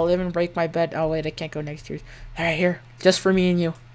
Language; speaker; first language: English; native; English